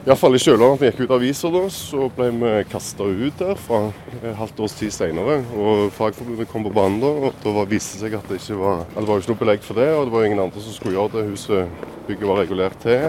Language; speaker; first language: Norwegian; native; Norwegian